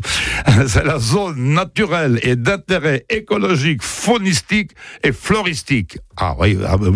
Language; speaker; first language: French; native; French